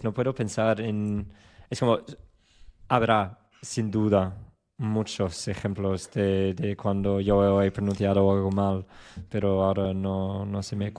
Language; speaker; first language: Spanish; non-native, fluent; English